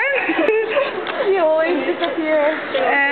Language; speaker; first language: English; non-native, learner; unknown